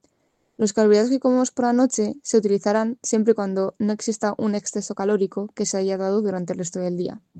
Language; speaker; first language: Spanish; native; Spanish